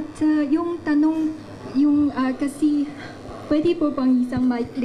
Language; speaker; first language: Filipino; non-native, learner; Chinese